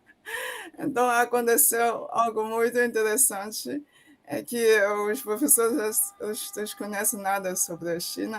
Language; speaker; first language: Portuguese; non-native, fluent; Chinese